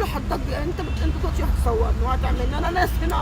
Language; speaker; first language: Arabic; native; Arabic